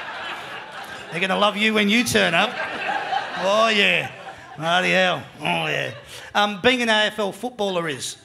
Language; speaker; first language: English; native; English